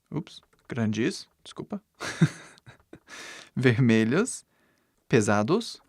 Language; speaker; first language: Portuguese; non-native, fluent; English